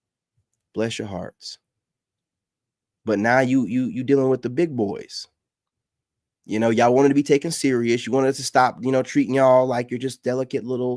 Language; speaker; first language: English; native; English